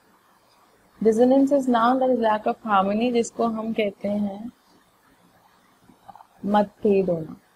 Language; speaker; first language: English; non-native, local second language; Hindi